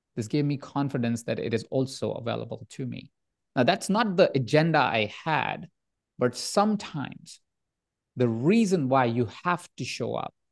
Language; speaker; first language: English; non-native, local second language; Hindi